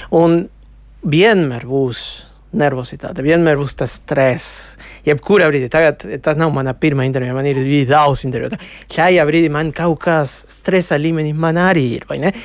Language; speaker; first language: Latvian; non-native, local second language; Russian